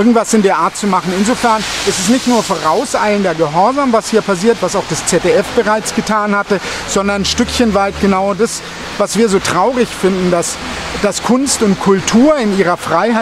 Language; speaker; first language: German; native; German